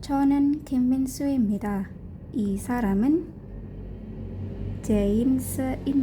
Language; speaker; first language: Korean; non-native, learner; Indonesian